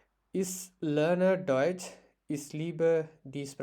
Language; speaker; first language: German; non-native, learner; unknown